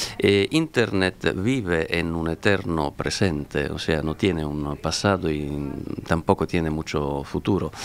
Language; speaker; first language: Spanish; non-native, fluent; Italian